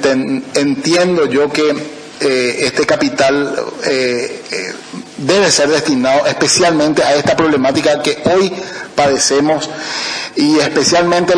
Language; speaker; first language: Spanish; native; Spanish